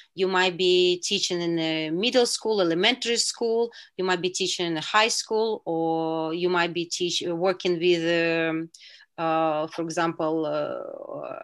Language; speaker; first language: English; non-native, fluent; Uzbek